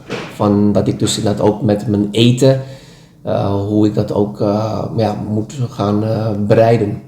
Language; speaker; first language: Dutch; non-native, fluent; Indonesian